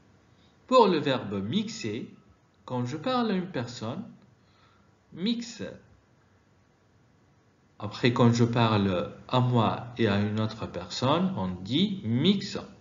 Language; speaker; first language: French; non-native, fluent; Arabic